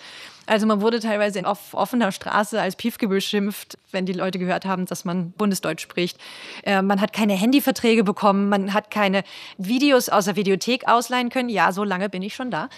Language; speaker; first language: German; native; German